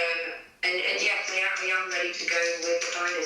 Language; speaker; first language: English; native; English